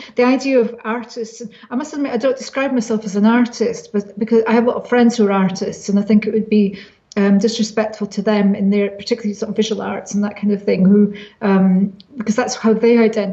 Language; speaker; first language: English; native; English